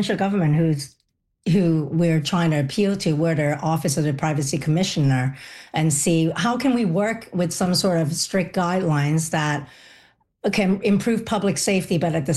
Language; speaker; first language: English; non-native, local second language; Cantonese